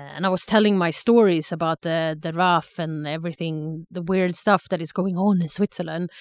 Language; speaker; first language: English; non-native, fluent; Swedish